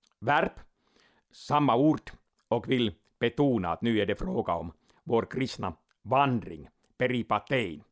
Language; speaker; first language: Swedish; non-native, local second language; Finnish